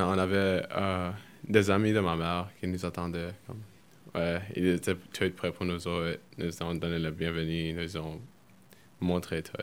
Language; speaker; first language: French; early bilingual, other home language; Spanish